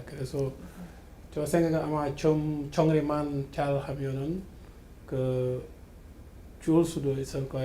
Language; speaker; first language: Korean; non-native, fluent; Wolof